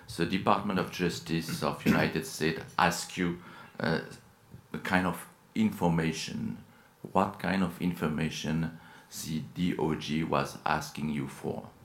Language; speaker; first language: English; non-native, fluent; French